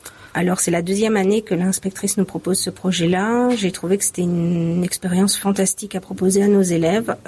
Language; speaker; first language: French; native; French